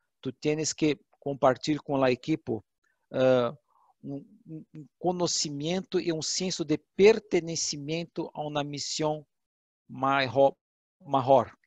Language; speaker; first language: Portuguese; non-native, learner; Spanish